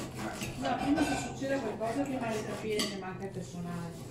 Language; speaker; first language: Italian; native; Italian